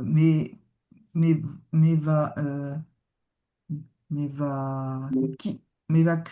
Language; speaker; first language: Hebrew; non-native, learner; French